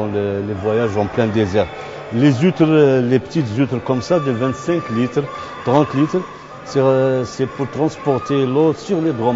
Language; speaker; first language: French; non-native, local second language; Arabic